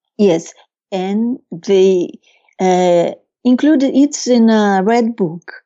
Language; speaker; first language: English; non-native, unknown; Portuguese